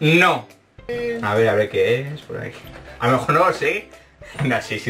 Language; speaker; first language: Spanish; native; Spanish